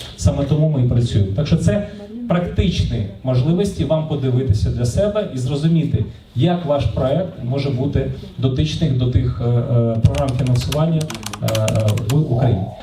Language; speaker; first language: Ukrainian; non-native, local second language; Russian